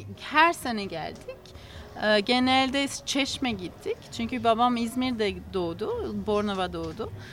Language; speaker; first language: Turkish; non-native, learner; English